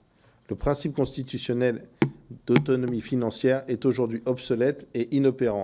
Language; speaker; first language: French; native; French